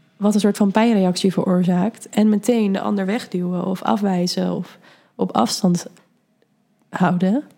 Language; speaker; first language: Dutch; native; Dutch